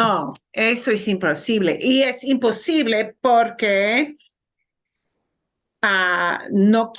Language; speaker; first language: Spanish; non-native, fluent; English